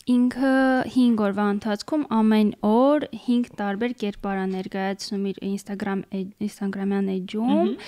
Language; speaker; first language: Armenian; native; Armenian